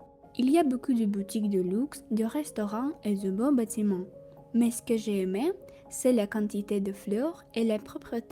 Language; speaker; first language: French; non-native, fluent; Russian